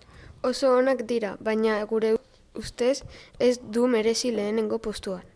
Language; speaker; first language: Basque; non-native, local second language; Spanish